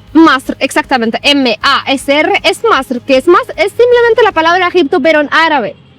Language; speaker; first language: Spanish; non-native, fluent; Arabic